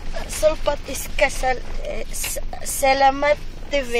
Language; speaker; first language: Russian; non-native, learner; Filipino